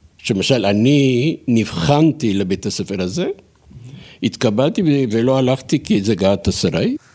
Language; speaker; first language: Hebrew; non-native, fluent; Turkish